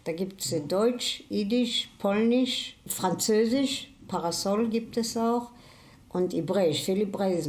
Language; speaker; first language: German; non-native, fluent; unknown